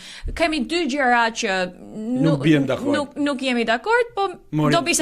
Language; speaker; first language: Albanian; early bilingual, heritage; Albanian